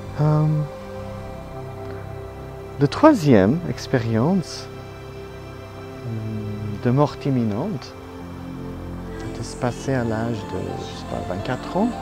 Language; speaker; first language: French; non-native, learner; Italian